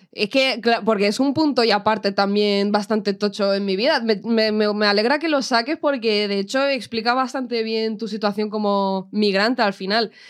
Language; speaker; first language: Spanish; early bilingual, other home language; Russian